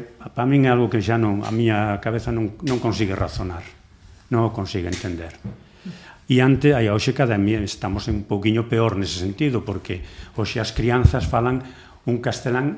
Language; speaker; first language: Galician; native; Galician